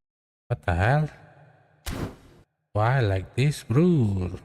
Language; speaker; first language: English; non-native, learner; Indonesian